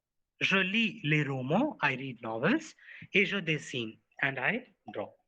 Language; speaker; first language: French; non-native, fluent; Hindi